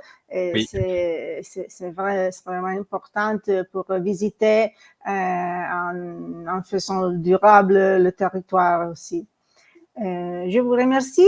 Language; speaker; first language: French; non-native, learner; Italian